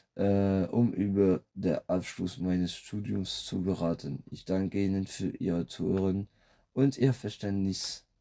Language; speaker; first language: German; non-native, fluent; French